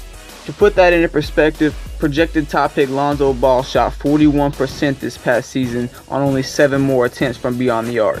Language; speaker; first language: English; native; English